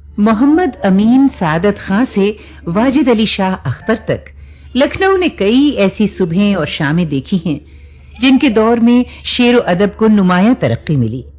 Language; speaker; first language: Urdu; native; Urdu